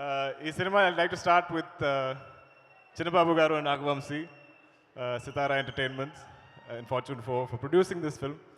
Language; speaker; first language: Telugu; non-native, learner; Malayalam